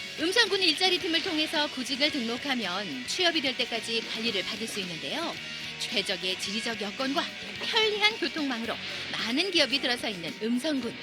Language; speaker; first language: Korean; native; Korean